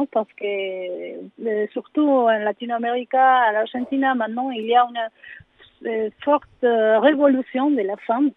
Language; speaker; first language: French; non-native, learner; Spanish